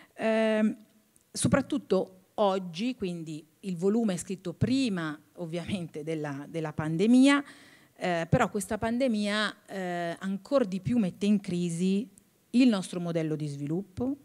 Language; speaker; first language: Italian; native; Italian